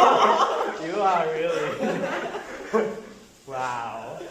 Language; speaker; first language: English; non-native, fluent; Chinese